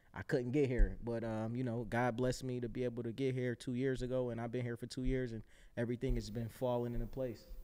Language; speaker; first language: English; native; English